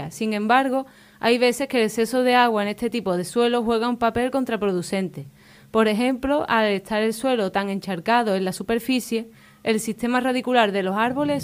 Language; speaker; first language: Spanish; native; Spanish